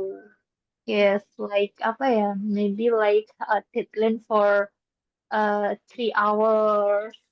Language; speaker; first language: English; non-native, learner; Indonesian